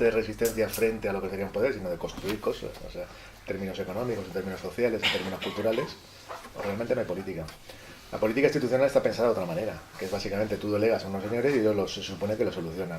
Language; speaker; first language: Spanish; native; Spanish